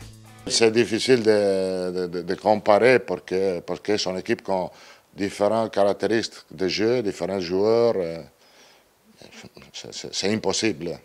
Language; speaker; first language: French; non-native, learner; Italian